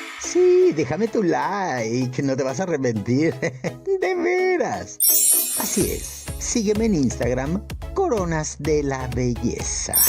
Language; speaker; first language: Spanish; native; Spanish